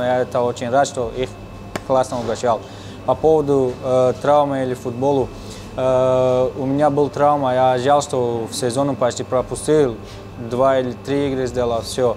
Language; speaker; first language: Russian; non-native, learner; Tajik